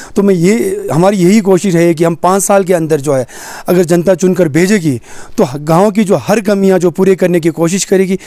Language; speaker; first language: Hindi; native; Hindi